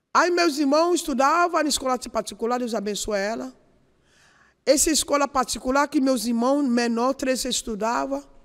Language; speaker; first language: Portuguese; non-native, learner; Yoruba